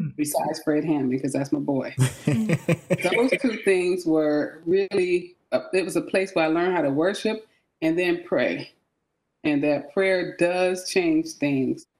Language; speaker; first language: English; native; English